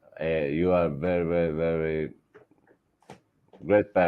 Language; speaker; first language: English; non-native, learner; Italian